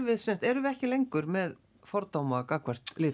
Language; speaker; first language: Icelandic; native; Icelandic